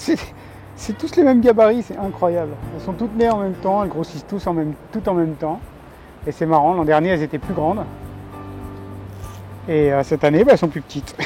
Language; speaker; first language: French; native; French